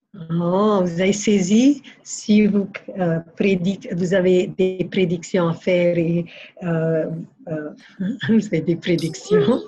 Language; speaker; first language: French; non-native, fluent; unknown